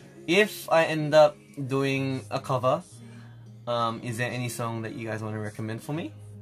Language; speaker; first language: English; early bilingual, other home language; Korean